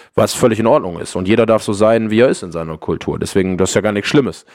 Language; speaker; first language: German; native; German